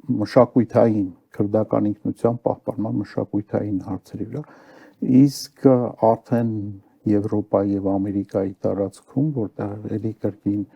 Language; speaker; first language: Armenian; native; Armenian